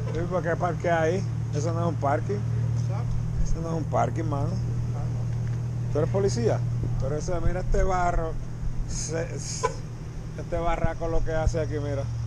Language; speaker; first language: Spanish; native; Spanish